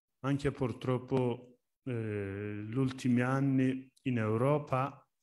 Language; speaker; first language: Italian; non-native, learner; Turkish